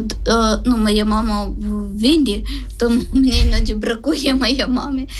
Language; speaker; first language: Ukrainian; non-native, learner; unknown